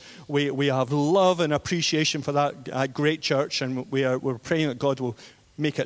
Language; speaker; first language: English; native; English